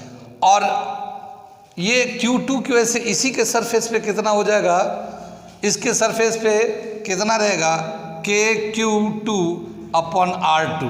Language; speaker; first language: Hindi; native; Hindi